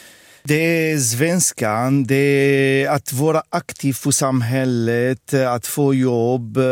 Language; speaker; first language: Swedish; non-native, fluent; Arabic